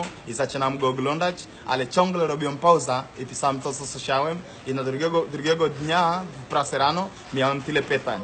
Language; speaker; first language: Polish; non-native, learner; Swahili